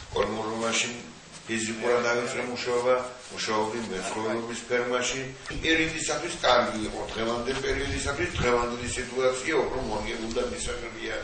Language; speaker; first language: Georgian; non-native, local second language; Mingrelian